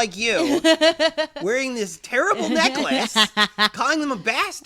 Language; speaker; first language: English; native; English